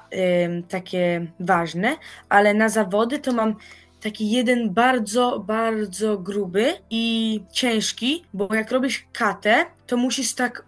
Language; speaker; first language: Polish; early bilingual, heritage; Polish